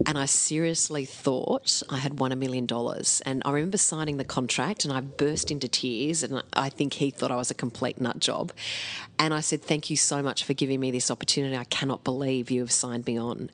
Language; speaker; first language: English; native; English